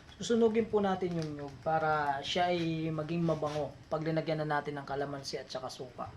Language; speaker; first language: Filipino; non-native, local second language; Waray